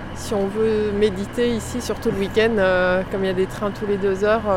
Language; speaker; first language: French; early bilingual, heritage; French